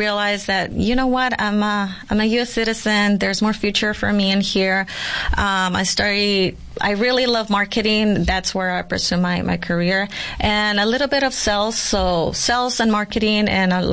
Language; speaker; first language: English; non-native, fluent; Spanish